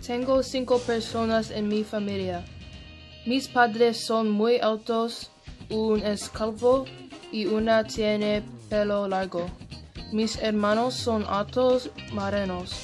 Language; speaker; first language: Spanish; non-native, learner; English